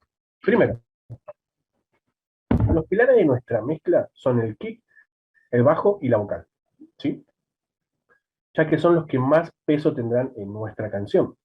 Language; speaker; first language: Spanish; native; Spanish